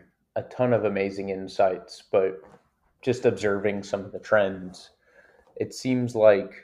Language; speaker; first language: English; native; English